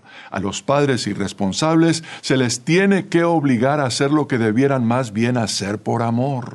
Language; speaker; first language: Spanish; native; Spanish